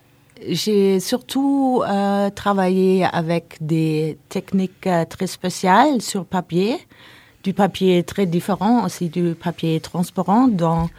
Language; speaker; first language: French; non-native, learner; Norwegian